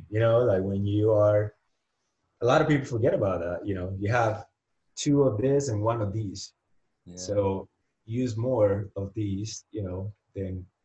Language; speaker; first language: English; non-native, fluent; Spanish